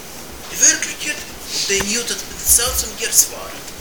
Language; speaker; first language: Swedish; non-native, fluent; Russian